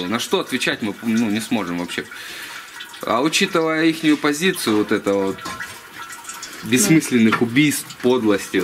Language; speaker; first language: Russian; native; Russian